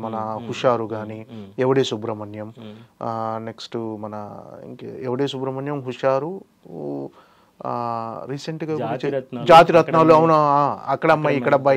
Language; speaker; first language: Telugu; native; Telugu